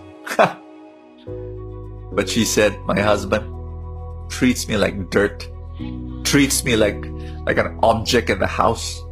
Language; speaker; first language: English; non-native, local second language; Filipino